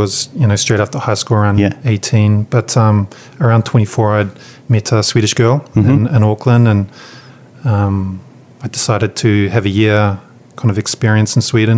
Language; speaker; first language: English; native; English